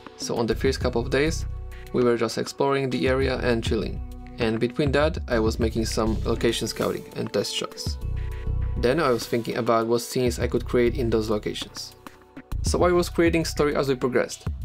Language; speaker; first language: English; non-native, fluent; Polish